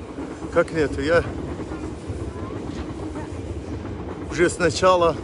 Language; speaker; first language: Russian; non-native, local second language; Azerbaijani